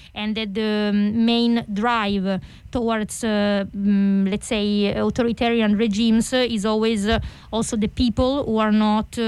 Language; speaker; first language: English; non-native, fluent; Italian